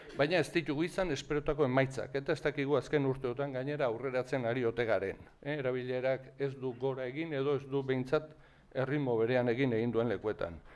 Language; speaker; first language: Basque; native; Basque